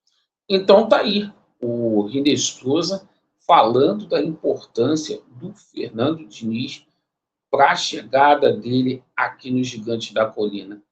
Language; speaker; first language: Portuguese; native; Portuguese